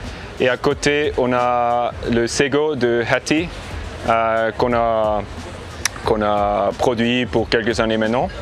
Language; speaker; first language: French; non-native, learner; English